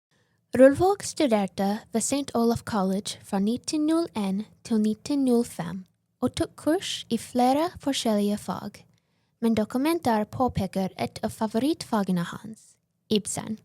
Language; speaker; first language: Norwegian; non-native, fluent; English